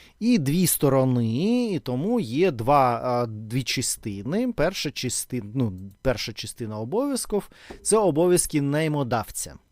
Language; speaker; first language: Ukrainian; non-native, local second language; Russian